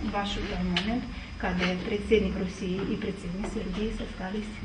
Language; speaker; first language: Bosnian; non-native, fluent; Russian